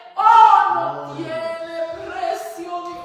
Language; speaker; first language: Spanish; native; Spanish